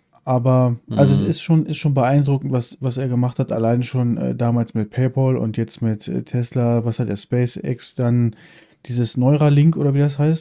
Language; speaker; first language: German; native; German